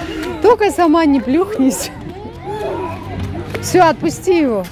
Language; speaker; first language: Russian; native; Russian